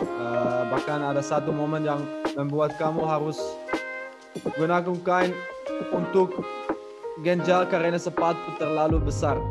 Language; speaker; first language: Indonesian; non-native, learner; Dutch